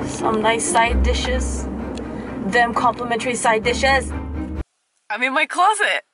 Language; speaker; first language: English; native; English